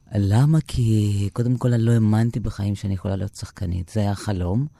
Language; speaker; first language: Hebrew; non-native, fluent; Russian